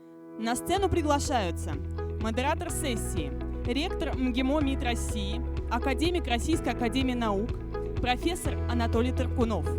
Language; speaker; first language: Russian; native; Russian